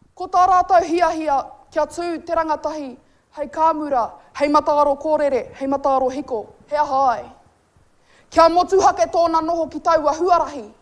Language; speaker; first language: Māori; native; Māori